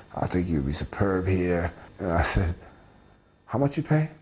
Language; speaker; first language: English; native; English